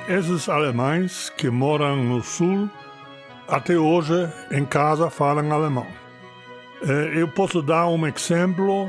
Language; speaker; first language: Portuguese; non-native, fluent; German